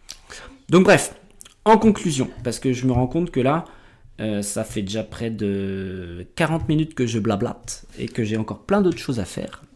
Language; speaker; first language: French; native; French